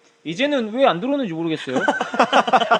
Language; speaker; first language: Korean; native; Korean